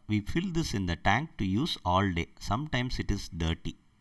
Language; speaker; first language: English; non-native, local second language; Tamil